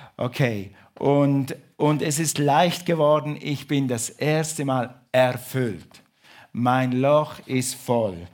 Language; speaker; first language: German; non-native, fluent; English